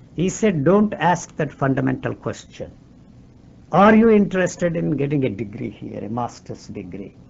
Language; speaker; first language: English; non-native, local second language; Telugu